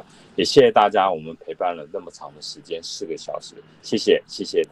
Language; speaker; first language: Chinese; native; Chinese